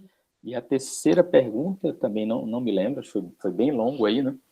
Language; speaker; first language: Portuguese; native; Portuguese